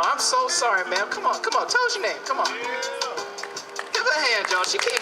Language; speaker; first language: English; native; English